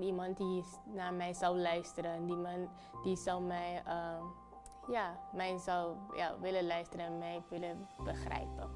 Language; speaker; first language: Dutch; non-native, fluent; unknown